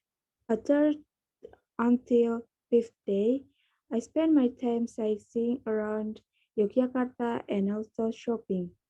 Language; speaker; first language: English; non-native, learner; Indonesian